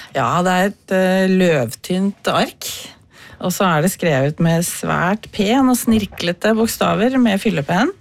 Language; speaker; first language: Norwegian; native; Norwegian